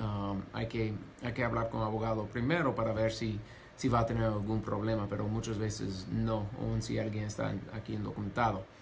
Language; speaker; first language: Spanish; non-native, fluent; English